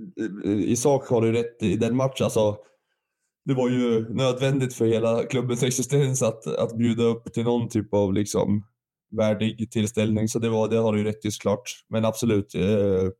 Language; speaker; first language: Swedish; native; Swedish